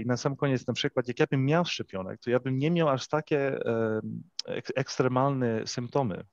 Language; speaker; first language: Polish; early bilingual, heritage; English